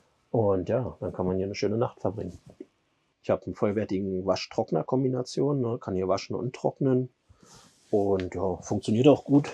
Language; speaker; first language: German; native; German